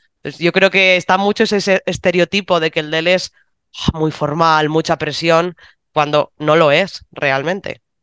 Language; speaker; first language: Spanish; native; Spanish